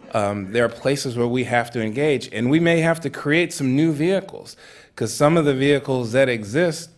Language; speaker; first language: English; native; English